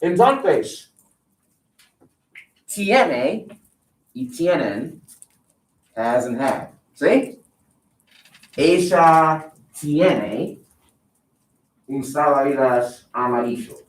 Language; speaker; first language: Spanish; non-native, fluent; English